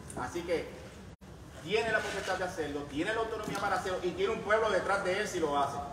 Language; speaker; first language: Spanish; native; Spanish